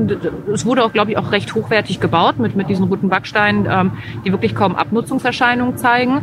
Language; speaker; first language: German; native; German